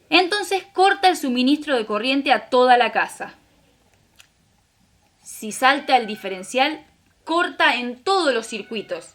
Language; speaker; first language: Spanish; native; Spanish